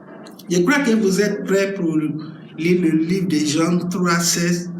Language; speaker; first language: French; non-native, learner; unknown